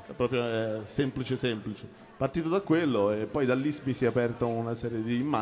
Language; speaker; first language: Italian; native; Italian